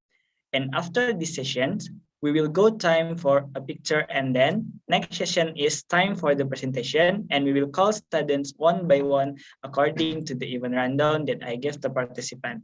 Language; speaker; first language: English; non-native, fluent; Indonesian